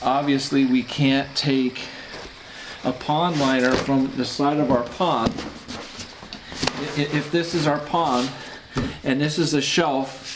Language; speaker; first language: English; native; English